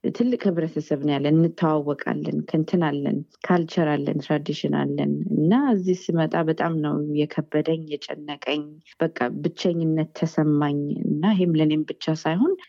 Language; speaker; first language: Amharic; early bilingual, heritage; Amharic